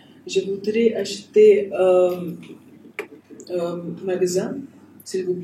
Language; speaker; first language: French; non-native, learner; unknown